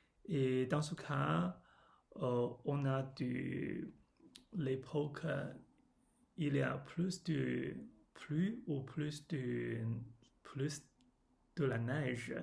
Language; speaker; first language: French; non-native, learner; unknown